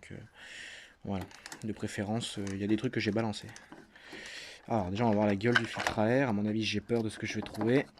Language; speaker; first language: French; native; French